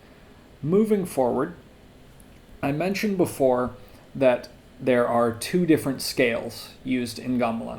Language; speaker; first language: English; native; English